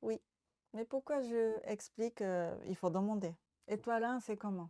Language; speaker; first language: French; non-native, learner; Japanese